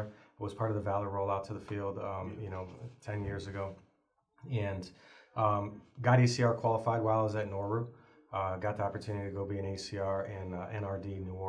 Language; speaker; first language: English; native; English